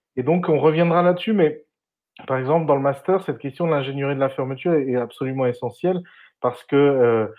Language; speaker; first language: French; non-native, fluent; Spanish